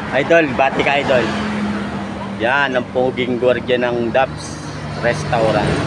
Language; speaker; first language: Filipino; native; Filipino